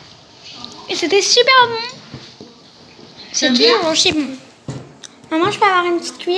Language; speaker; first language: French; early bilingual, other home language; Arabic